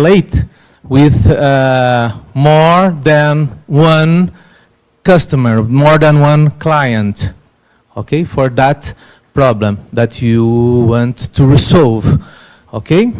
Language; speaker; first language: English; non-native, learner; Portuguese